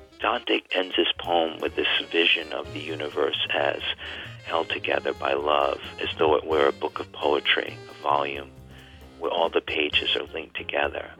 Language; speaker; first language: English; native; English